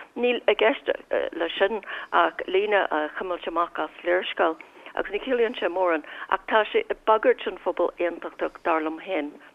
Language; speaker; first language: Irish; non-native, local second language; English